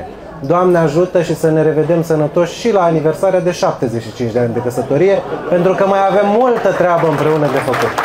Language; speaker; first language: Romanian; native; Romanian